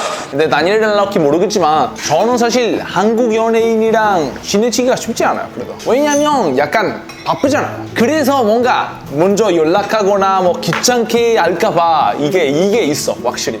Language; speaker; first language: Korean; non-native, fluent; Italian